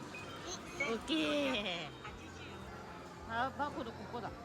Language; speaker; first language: Japanese; native; Japanese